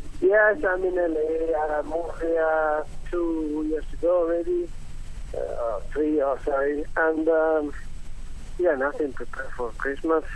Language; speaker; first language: English; non-native, learner; Italian